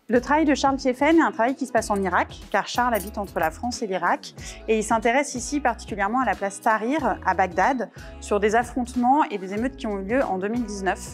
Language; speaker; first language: French; native; French